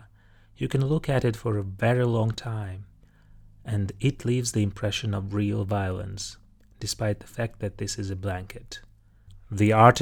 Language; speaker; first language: English; non-native, fluent; Russian